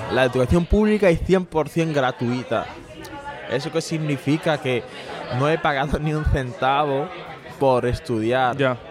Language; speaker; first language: Spanish; early bilingual, other home language; Bangla